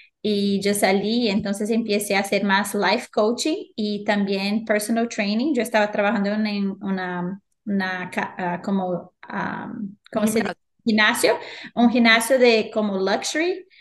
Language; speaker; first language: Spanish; non-native, fluent; Portuguese